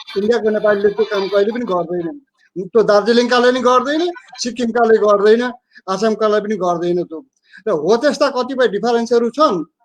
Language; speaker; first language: Nepali; native; Nepali